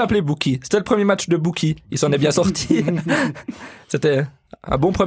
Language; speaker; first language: French; native; French